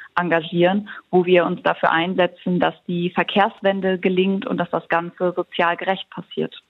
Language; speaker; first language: German; native; German